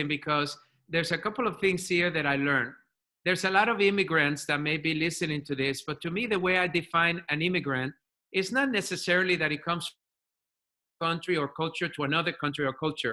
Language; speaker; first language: English; non-native, fluent; Spanish